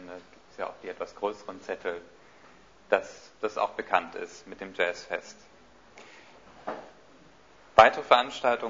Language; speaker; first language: German; native; German